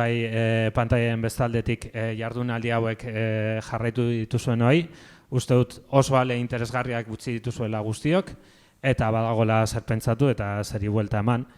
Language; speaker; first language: Basque; native; Basque